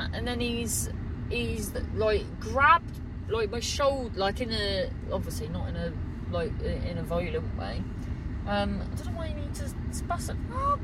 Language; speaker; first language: English; native; English